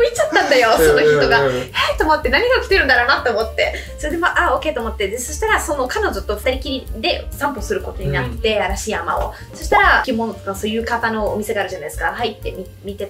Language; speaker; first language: Japanese; non-native, fluent; Italian